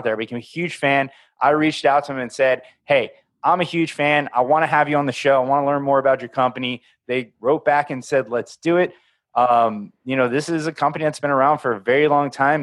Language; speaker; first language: English; native; English